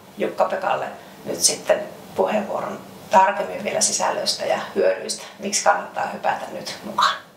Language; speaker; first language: Finnish; native; Finnish